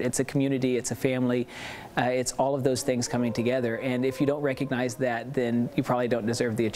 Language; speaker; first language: English; native; English